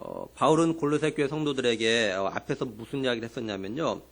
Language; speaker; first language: Korean; native; Korean